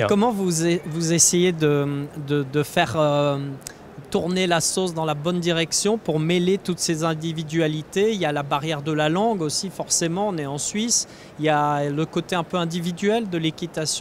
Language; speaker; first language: French; native; French